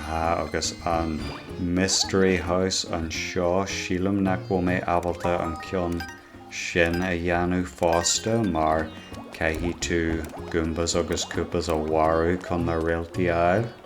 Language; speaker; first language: Irish; non-native, local second language; English